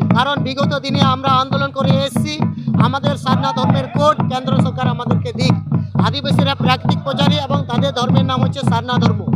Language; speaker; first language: Bangla; non-native, local second language; Santali